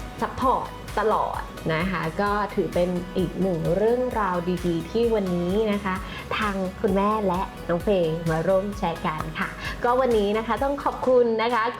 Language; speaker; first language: Thai; native; Thai